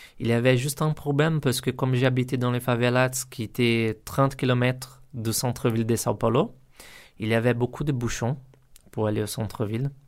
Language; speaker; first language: French; non-native, learner; Portuguese